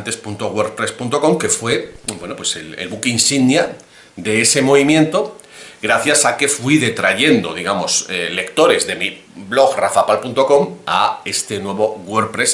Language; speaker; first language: Spanish; native; Spanish